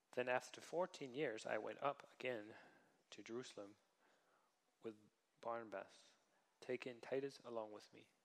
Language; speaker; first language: English; non-native, fluent; Danish